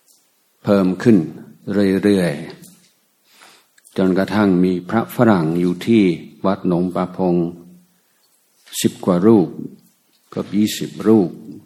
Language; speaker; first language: Thai; native; Thai